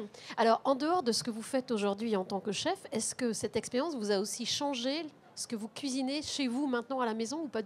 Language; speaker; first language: French; native; French